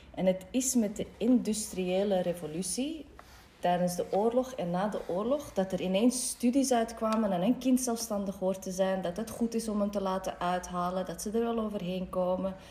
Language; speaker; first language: Dutch; non-native, fluent; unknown